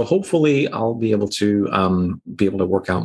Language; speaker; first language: English; native; English